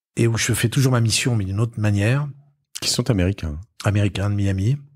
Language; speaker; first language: French; native; French